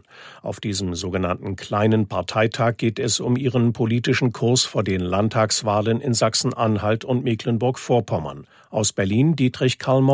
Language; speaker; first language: German; native; German